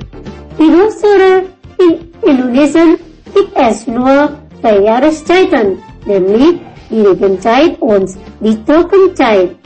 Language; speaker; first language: German; non-native, fluent; Indonesian